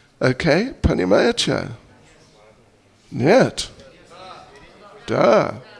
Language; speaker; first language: Russian; non-native, fluent; English